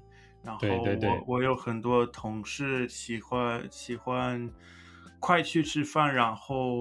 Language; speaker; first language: Chinese; non-native, learner; English